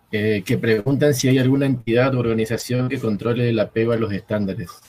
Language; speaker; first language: Spanish; native; Spanish